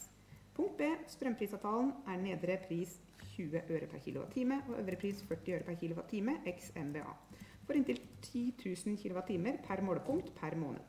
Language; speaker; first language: Norwegian; native; Norwegian